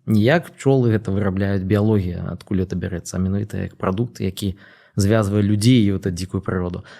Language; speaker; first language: Belarusian; non-native, local second language; Russian